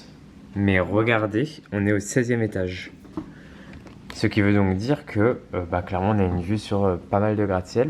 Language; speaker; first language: French; native; French